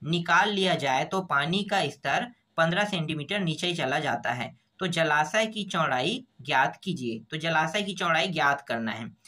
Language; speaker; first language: Hindi; native; Hindi